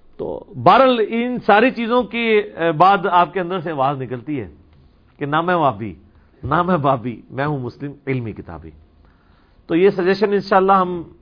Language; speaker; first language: Urdu; non-native, local second language; Punjabi